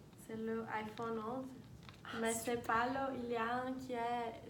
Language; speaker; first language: French; non-native, learner; Portuguese